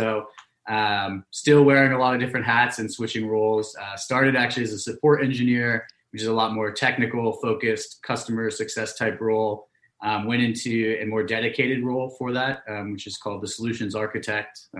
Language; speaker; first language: English; native; English